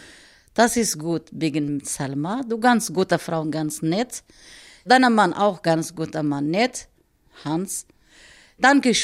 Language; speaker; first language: German; non-native, learner; Arabic